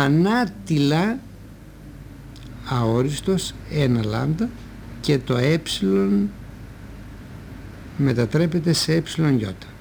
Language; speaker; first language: Greek; native; Greek